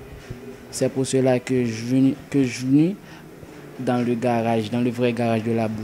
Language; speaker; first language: French; non-native, local second language; Haitian Creole